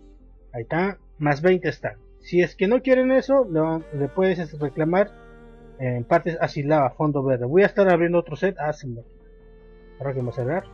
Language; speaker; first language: Spanish; native; Spanish